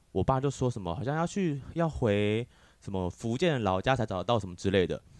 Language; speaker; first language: Chinese; native; Chinese